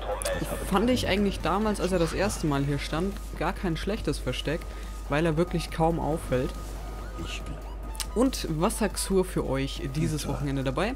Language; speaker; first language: German; native; German